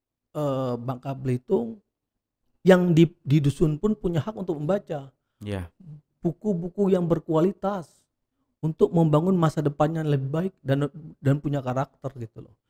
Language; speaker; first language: Indonesian; native; Indonesian